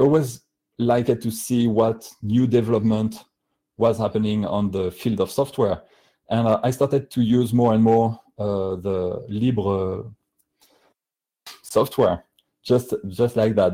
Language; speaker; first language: English; non-native, fluent; French